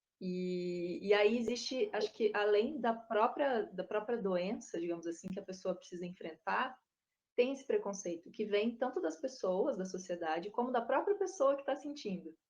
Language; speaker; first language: Portuguese; native; Portuguese